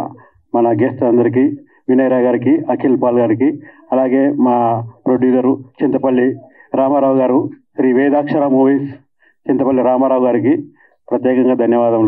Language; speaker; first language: Telugu; native; Telugu